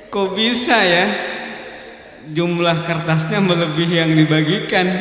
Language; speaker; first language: Indonesian; native; Indonesian